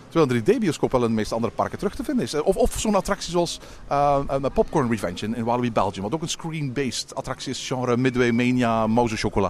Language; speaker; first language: Dutch; native; Dutch